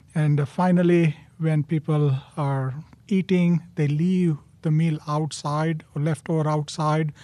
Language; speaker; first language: English; non-native, local second language; Gujarati